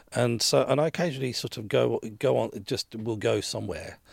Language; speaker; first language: English; native; English